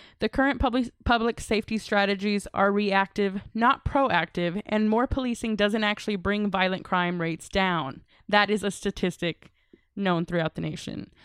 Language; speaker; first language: English; native; English